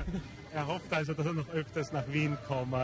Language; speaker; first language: German; native; German